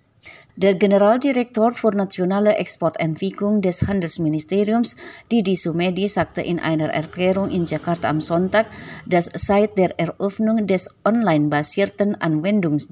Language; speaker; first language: German; non-native, fluent; Indonesian